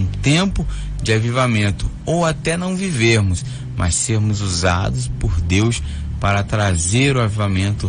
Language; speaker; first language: Portuguese; native; Portuguese